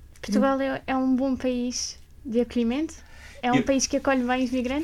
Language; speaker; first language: Portuguese; native; Portuguese